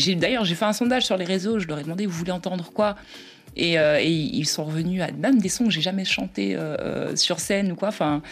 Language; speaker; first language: French; native; French